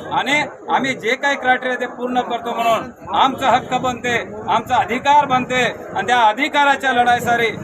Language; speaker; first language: Marathi; non-native, local second language; Lambadi